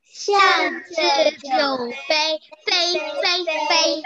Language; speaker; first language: Chinese; early bilingual, heritage; Chinese